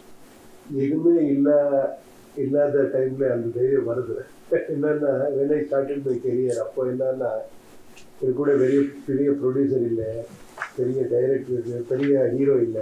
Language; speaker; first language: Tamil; non-native, learner; Kannada